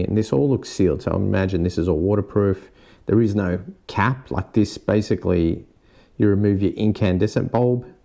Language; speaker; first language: English; native; English